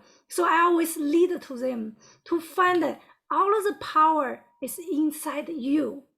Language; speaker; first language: English; non-native, fluent; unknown